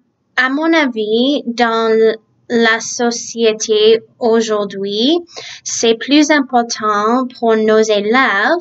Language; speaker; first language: French; early bilingual, other home language; Czech